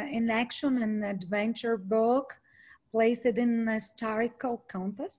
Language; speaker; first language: English; non-native, fluent; Portuguese